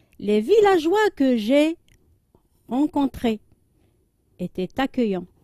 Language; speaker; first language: French; non-native, local second language; Arabic